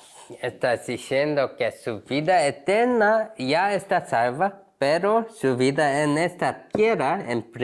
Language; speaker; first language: Spanish; non-native, learner; Korean